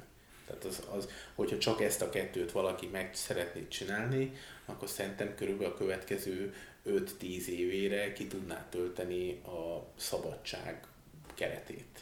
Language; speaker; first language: Hungarian; native; Hungarian